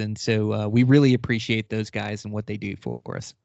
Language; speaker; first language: English; native; English